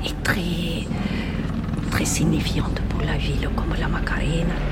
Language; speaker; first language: French; non-native, fluent; Spanish